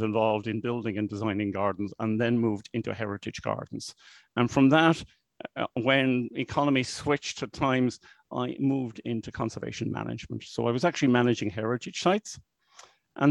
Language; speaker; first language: English; native; English